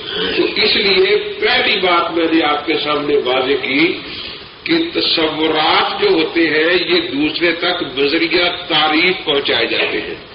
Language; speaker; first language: Urdu; non-native, local second language; Punjabi